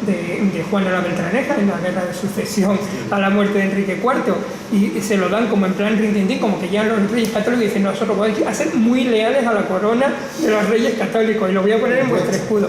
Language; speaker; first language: Spanish; native; Spanish